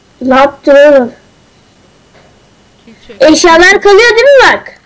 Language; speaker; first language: Turkish; native; Turkish